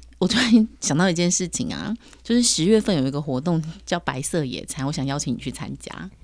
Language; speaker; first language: Chinese; native; Chinese